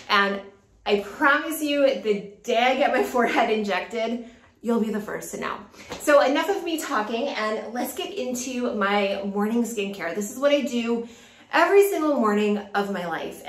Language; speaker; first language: English; native; English